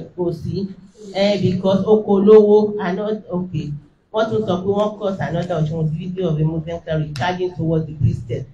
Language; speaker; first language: English; non-native, local second language; Yoruba